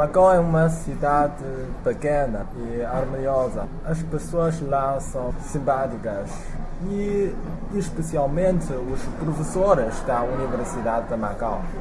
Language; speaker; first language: Portuguese; non-native, learner; Chinese